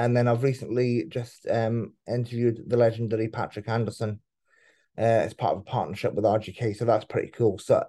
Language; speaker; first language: English; native; English